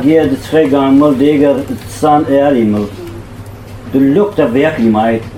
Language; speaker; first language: Danish; non-native, learner; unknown